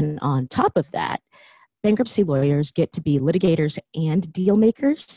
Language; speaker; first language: English; native; English